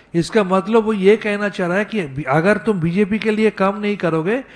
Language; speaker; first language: Hindi; non-native, local second language; Bangla